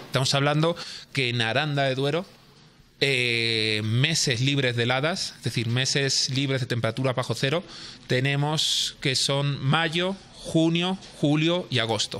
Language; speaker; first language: Spanish; native; Spanish